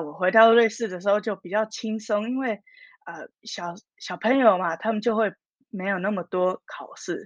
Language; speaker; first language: Chinese; early bilingual, heritage; Min Nan Chinese